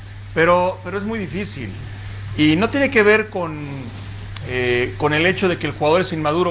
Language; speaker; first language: Spanish; native; Spanish